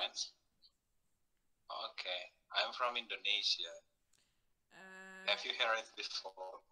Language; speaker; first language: English; non-native, fluent; Indonesian